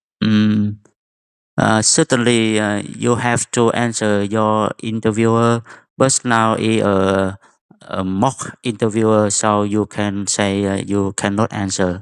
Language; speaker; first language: English; non-native, fluent; Vietnamese